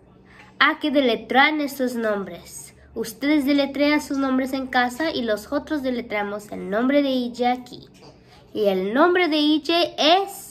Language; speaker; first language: Spanish; early bilingual, heritage; Spanish